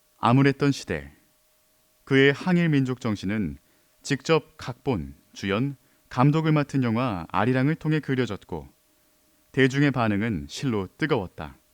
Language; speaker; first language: Korean; native; Korean